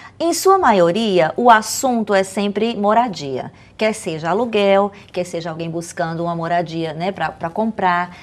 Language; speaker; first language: Portuguese; native; Portuguese